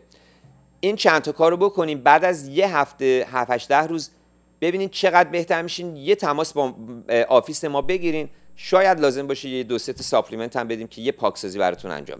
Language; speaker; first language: Persian; native; Persian